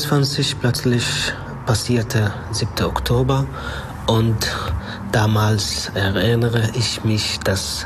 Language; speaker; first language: German; non-native, learner; Arabic